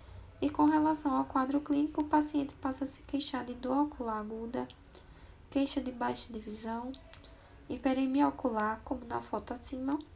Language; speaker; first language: Portuguese; native; Portuguese